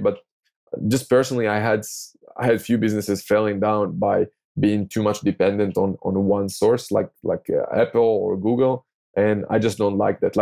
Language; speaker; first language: English; non-native, fluent; Hebrew